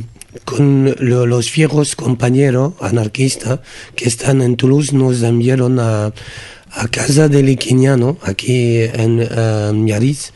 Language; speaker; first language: Spanish; non-native, learner; French